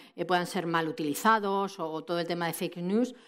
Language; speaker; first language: Spanish; native; Spanish